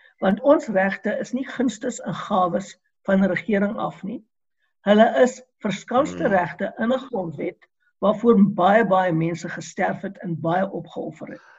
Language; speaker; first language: Afrikaans; non-native, local second language; English